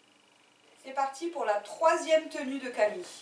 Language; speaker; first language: French; native; French